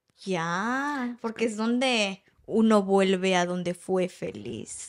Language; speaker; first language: Spanish; early bilingual, heritage; Spanish